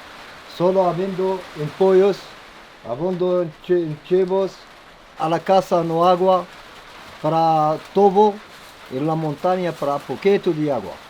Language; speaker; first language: Spanish; non-native, learner; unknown